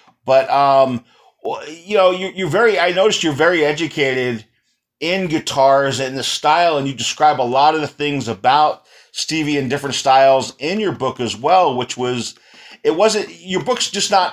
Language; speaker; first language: English; native; English